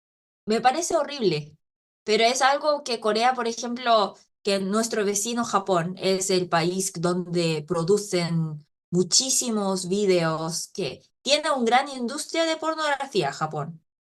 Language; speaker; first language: Spanish; non-native, fluent; Korean